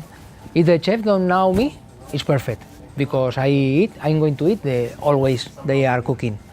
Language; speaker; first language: English; non-native, learner; Spanish